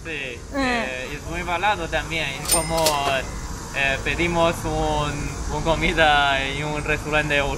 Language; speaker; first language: Spanish; non-native, learner; Chinese